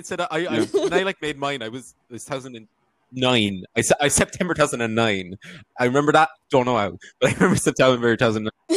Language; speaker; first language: English; native; English